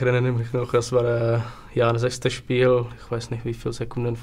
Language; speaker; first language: German; non-native, learner; Czech